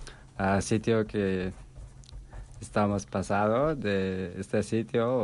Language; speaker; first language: Spanish; non-native, learner; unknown